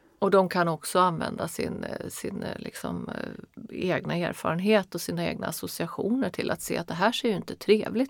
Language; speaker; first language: Swedish; native; Swedish